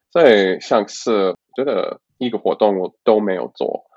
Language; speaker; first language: Chinese; non-native, learner; English